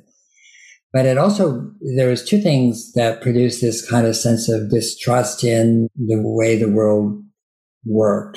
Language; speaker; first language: English; native; English